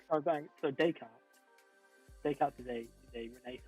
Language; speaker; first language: English; native; English